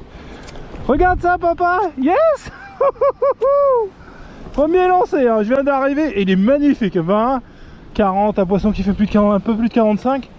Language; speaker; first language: French; native; French